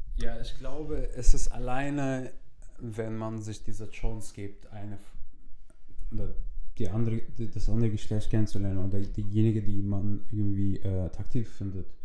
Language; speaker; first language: German; non-native, fluent; Arabic